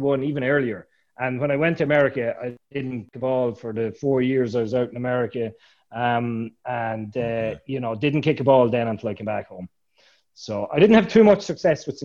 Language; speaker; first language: English; native; English